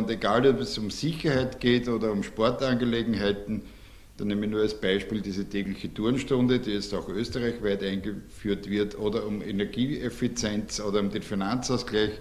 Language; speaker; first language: German; native; German